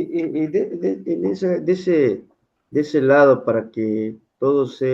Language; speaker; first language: Spanish; non-native, fluent; Portuguese